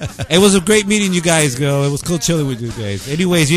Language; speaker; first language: English; early bilingual, other home language; Spanish